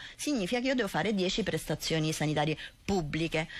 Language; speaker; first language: Italian; native; Italian